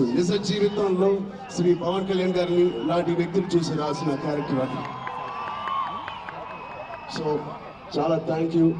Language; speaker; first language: Telugu; native; Telugu